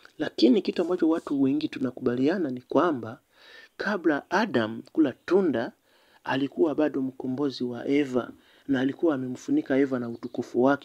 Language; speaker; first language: Swahili; native; Swahili